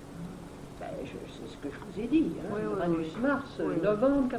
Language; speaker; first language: French; native; French